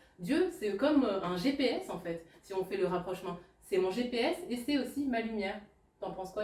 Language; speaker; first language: French; native; French